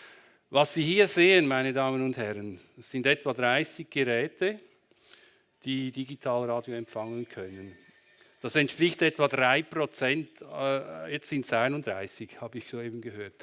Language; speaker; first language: German; native; German